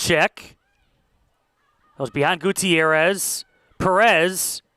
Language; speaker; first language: English; native; English